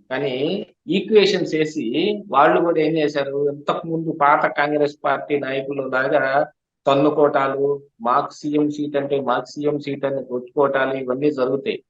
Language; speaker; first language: Telugu; native; Telugu